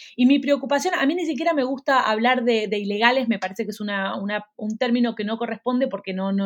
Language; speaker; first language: Spanish; native; Spanish